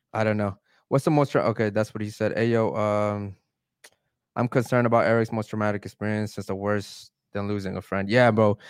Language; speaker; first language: English; early bilingual, other home language; Spanish